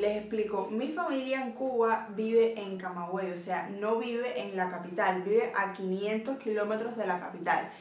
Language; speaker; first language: Spanish; native; Spanish